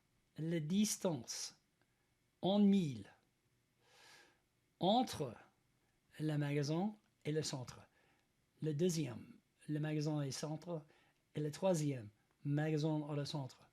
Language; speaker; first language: French; non-native, learner; English